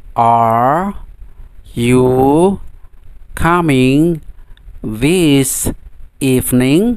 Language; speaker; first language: English; non-native, fluent; Indonesian